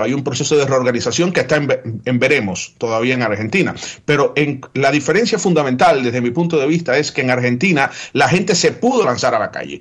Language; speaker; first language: Spanish; native; Spanish